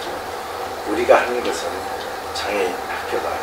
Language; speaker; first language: Korean; native; Korean